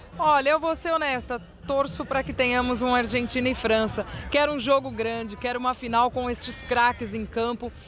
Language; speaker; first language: Portuguese; native; Portuguese